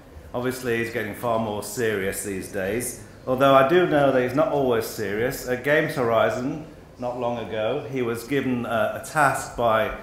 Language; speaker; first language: English; native; English